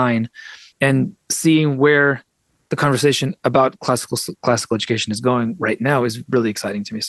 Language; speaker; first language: English; early bilingual, other home language; Russian